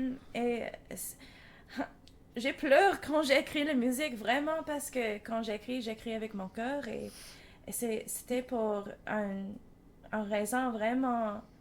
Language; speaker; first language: French; non-native, learner; English